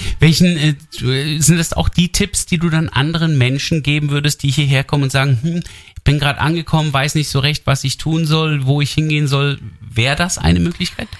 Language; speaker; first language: German; native; German